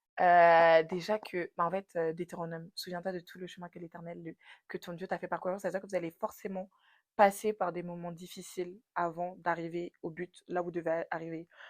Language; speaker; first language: French; native; French